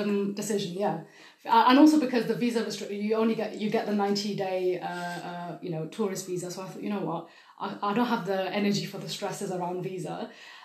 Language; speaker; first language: English; non-native, fluent; German